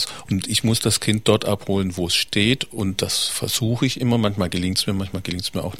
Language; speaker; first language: German; native; German